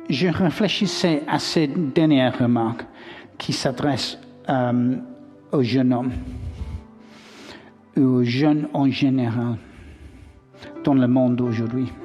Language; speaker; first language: French; non-native, learner; English